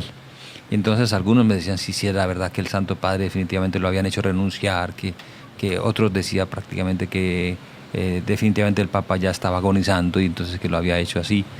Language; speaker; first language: Spanish; native; Spanish